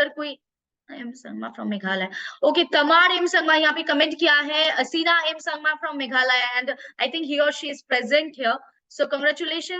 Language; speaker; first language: Hindi; native; Hindi